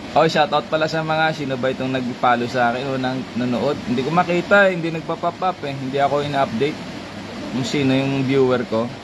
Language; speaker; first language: Filipino; non-native, local second language; Hiligaynon